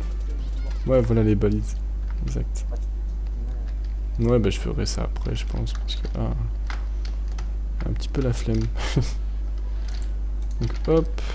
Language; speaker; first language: French; native; French